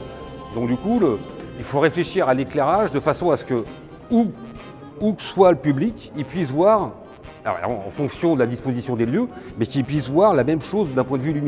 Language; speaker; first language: French; native; French